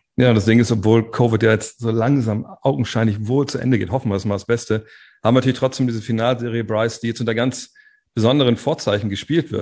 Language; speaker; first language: German; native; German